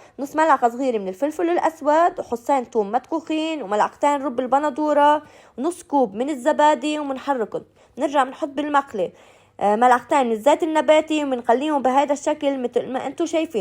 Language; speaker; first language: Arabic; native; Arabic